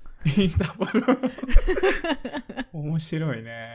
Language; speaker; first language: Japanese; non-native, fluent; English